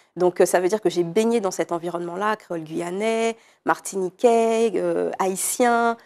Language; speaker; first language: French; native; French